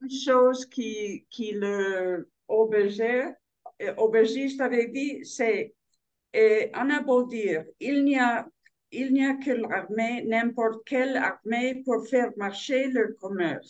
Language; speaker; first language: French; non-native, learner; Spanish